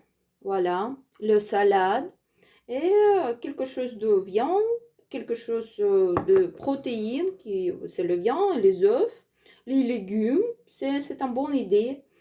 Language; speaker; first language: French; non-native, learner; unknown